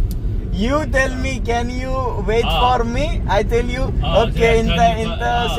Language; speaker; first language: English; non-native, learner; Arabic